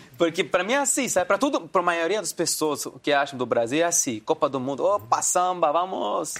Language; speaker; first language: Portuguese; non-native, fluent; Arabic